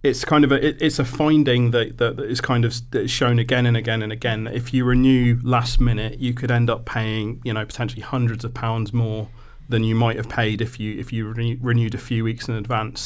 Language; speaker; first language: English; native; English